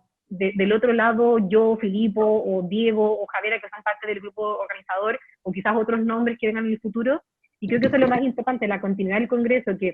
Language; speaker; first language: Spanish; native; Spanish